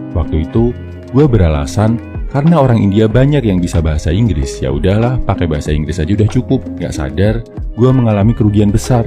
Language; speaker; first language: Indonesian; native; Indonesian